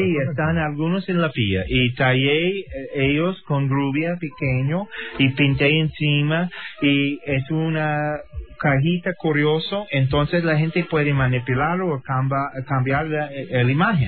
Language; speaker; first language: Spanish; non-native, learner; English